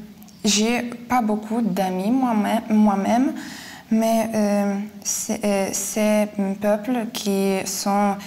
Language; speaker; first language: French; non-native, fluent; Lithuanian